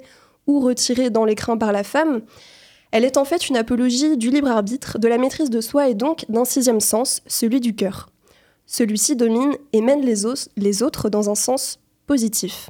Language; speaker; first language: French; native; French